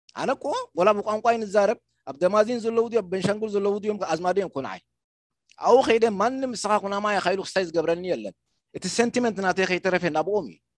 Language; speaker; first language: Tigrinya; non-native, local second language; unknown